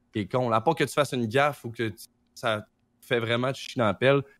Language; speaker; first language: French; native; French